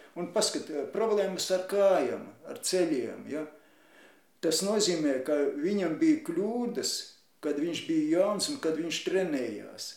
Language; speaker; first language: Latvian; non-native, local second language; Russian